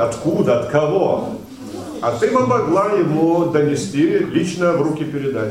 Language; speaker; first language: Russian; non-native, fluent; Lithuanian